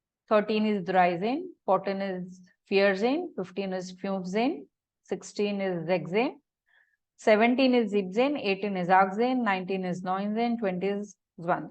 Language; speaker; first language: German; non-native, fluent; Marathi